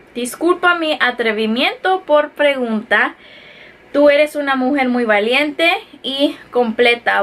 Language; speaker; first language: Spanish; early bilingual, heritage; Spanish